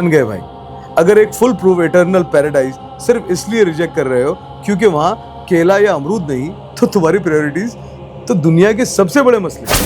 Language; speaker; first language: Hindi; native; Hindi